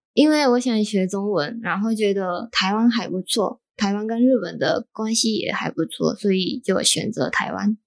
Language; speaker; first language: Chinese; non-native, fluent; Japanese